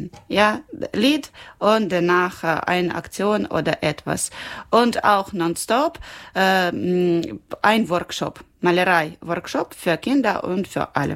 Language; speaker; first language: German; non-native, learner; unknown